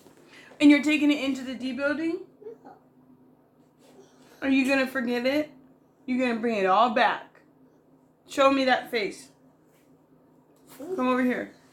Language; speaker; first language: English; native; English